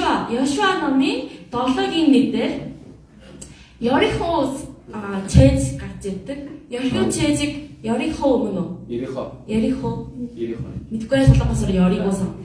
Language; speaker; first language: Mongolian; non-native, fluent; Korean